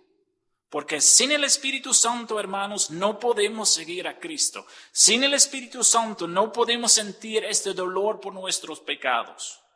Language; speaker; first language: Spanish; non-native, fluent; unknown